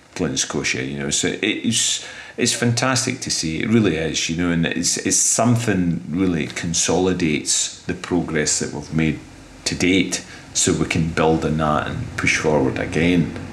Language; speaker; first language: English; native; English